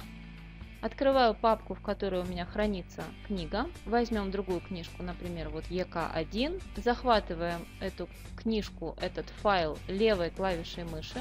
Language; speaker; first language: Russian; native; Russian